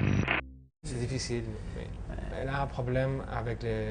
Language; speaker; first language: French; non-native, fluent; Spanish